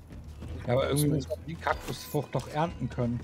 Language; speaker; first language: German; native; German